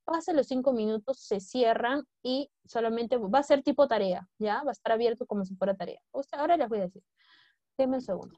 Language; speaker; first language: Spanish; native; Spanish